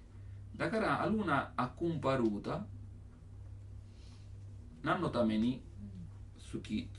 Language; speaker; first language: Japanese; non-native, learner; Italian